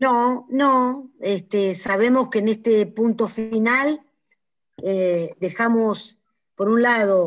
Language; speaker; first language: Spanish; native; Spanish